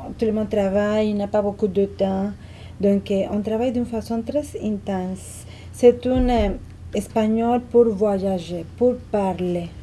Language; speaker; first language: French; non-native, fluent; Spanish